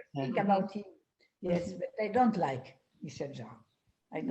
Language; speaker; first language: English; non-native, learner; French